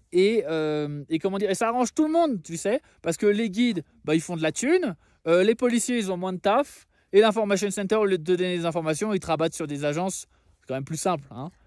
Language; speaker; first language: French; native; French